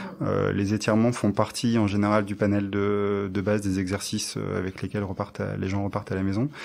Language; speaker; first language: French; native; French